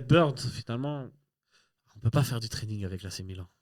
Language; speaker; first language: French; native; French